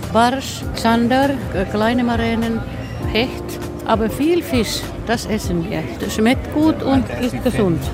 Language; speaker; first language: German; non-native, fluent; Finnish